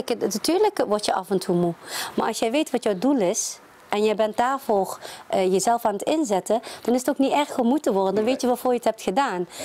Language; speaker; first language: Dutch; early bilingual, other home language; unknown